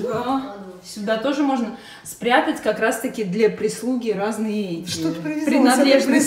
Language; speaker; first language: Russian; native; Russian